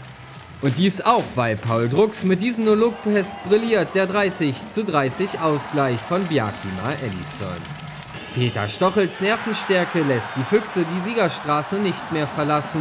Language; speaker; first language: German; native; German